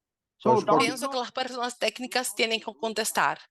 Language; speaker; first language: Spanish; non-native, fluent; Portuguese